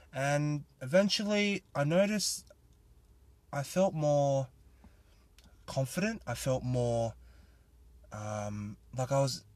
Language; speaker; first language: English; native; English